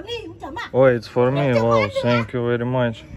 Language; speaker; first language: English; non-native, fluent; Russian